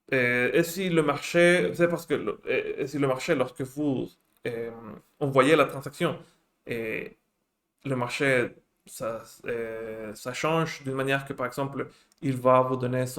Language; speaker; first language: French; non-native, fluent; Spanish